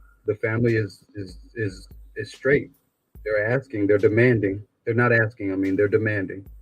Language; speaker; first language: English; native; English